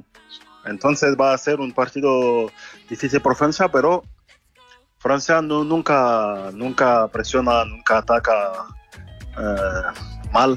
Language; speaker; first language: Spanish; non-native, learner; French